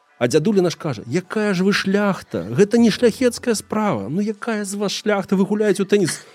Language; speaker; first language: Belarusian; non-native, local second language; Russian